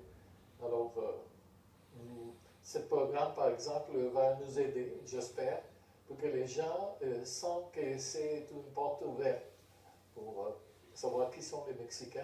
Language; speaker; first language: French; non-native, fluent; Spanish